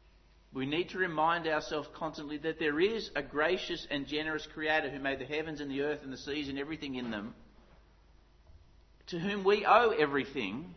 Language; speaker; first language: English; native; English